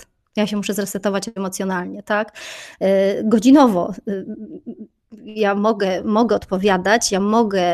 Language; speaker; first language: Polish; native; Polish